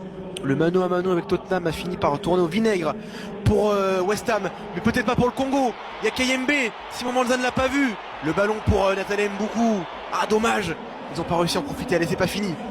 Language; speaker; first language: French; native; French